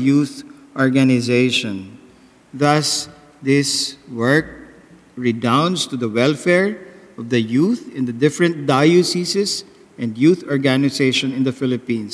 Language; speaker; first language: English; non-native, local second language; Bikol